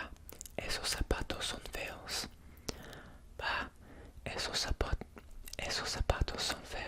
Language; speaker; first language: Spanish; non-native, learner; English